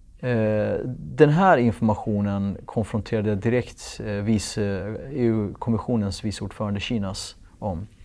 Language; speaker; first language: Swedish; early bilingual, other home language; Kurdish